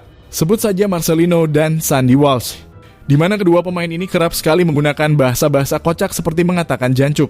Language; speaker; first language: Indonesian; native; Indonesian